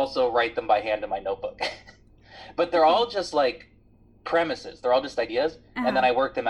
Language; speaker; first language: English; native; English